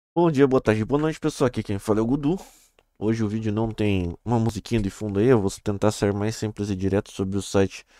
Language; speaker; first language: Portuguese; native; Portuguese